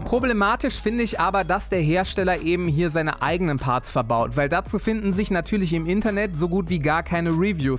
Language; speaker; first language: German; native; German